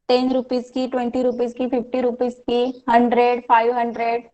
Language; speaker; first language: Hindi; non-native, local second language; Marathi